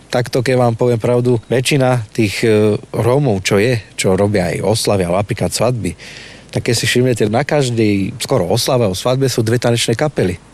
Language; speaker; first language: Slovak; native; Slovak